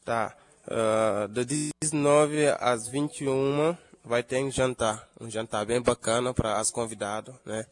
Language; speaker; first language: Portuguese; non-native, fluent; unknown